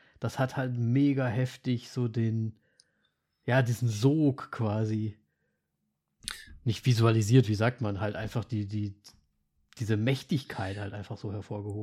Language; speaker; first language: German; native; German